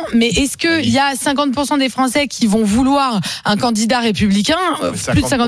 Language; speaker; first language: French; native; French